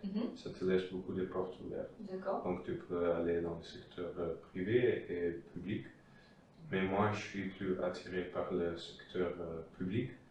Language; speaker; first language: French; non-native, fluent; Dutch